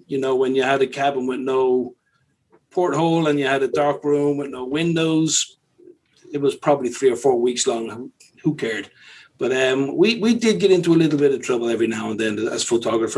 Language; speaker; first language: English; native; English